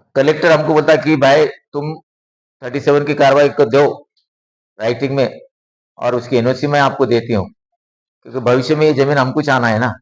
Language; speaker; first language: Hindi; non-native, local second language; Marathi